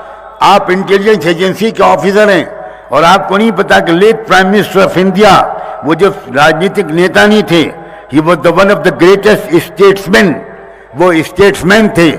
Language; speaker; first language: Urdu; native; Urdu